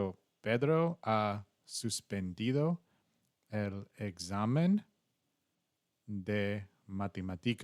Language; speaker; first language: Spanish; non-native, learner; English